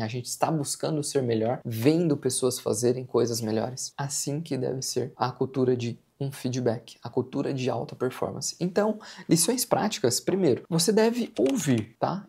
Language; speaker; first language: Portuguese; native; Portuguese